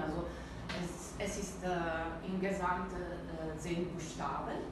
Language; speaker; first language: German; non-native, learner; Italian